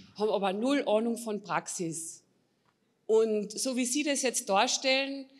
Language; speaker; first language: German; non-native, fluent; Polish